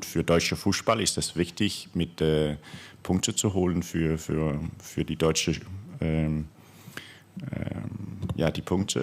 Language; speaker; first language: German; non-native, fluent; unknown